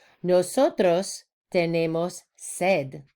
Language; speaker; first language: Spanish; non-native, fluent; English